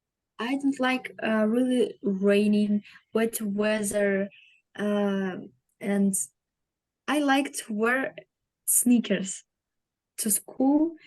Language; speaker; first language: English; non-native, learner; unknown